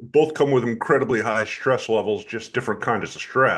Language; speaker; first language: English; native; English